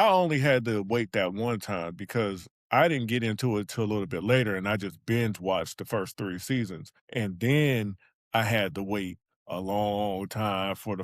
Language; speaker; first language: English; native; English